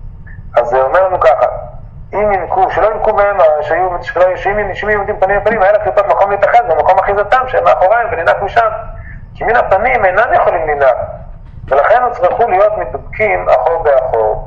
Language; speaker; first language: Hebrew; native; Hebrew